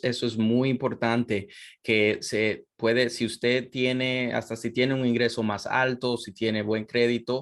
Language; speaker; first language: Spanish; non-native, fluent; English